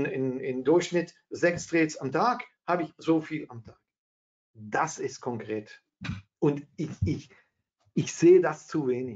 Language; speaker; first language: German; non-native, fluent; Dutch